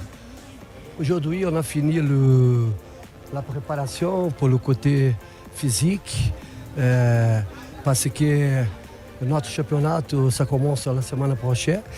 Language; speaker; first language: French; non-native, fluent; Portuguese